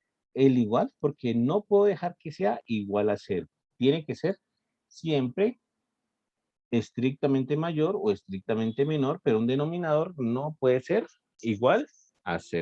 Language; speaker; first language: Spanish; native; Spanish